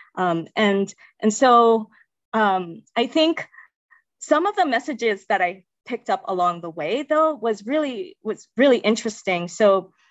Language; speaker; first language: English; native; English